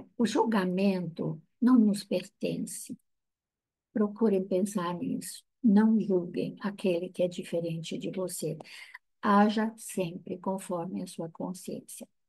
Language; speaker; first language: Portuguese; non-native, fluent; Italian